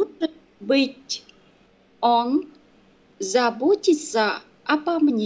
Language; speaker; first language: Russian; non-native, learner; Vietnamese